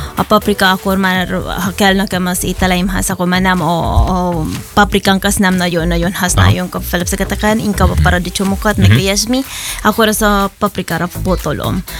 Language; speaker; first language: Hungarian; non-native, fluent; Filipino